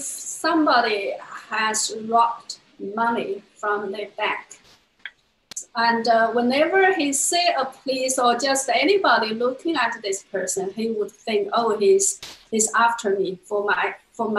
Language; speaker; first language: English; non-native, fluent; Chinese